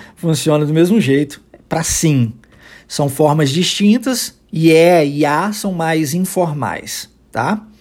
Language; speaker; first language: Portuguese; early bilingual, heritage; English